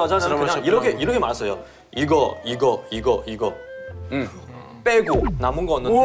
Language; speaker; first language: Korean; non-native, fluent; Chinese